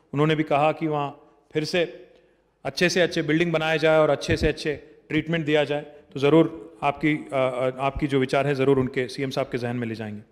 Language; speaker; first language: Hindi; non-native, local second language; Telugu